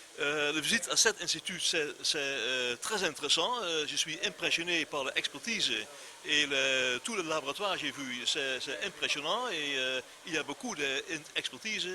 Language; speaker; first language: French; non-native, fluent; Dutch